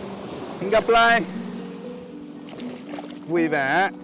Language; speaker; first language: Vietnamese; non-native, learner; English